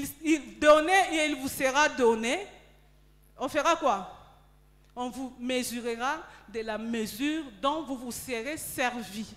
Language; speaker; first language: French; non-native, local second language; Lingala